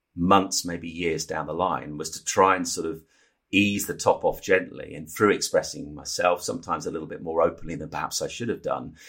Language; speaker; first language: English; native; English